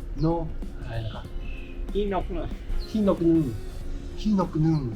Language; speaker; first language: Thai; non-native, learner; Japanese